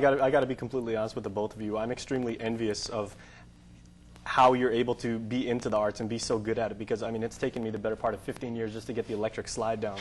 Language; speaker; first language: English; native; English